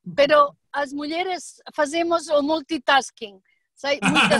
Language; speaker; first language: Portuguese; non-native, learner; Spanish